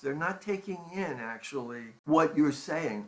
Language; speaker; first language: English; native; English